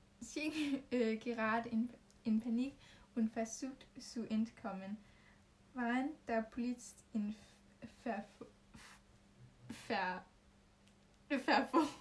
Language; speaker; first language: German; non-native, learner; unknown